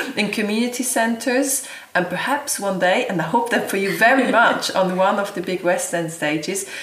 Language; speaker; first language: English; non-native, fluent; German